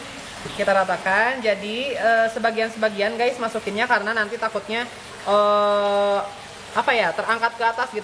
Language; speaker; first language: Indonesian; native; Indonesian